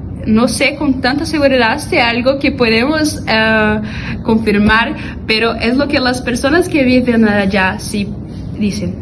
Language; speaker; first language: Spanish; non-native, learner; Portuguese